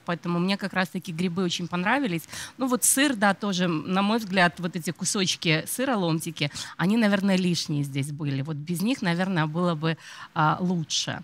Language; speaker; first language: Russian; native; Russian